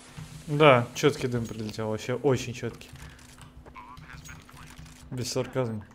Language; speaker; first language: Russian; native; Russian